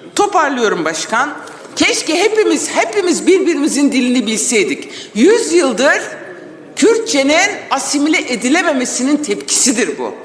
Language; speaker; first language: Turkish; non-native, local second language; Kurdish